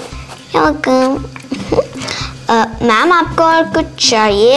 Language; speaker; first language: Hindi; native; Hindi